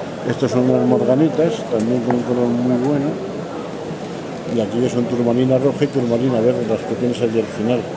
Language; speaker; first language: Spanish; native; Spanish